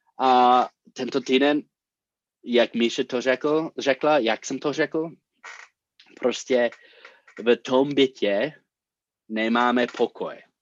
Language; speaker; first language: Czech; non-native, fluent; English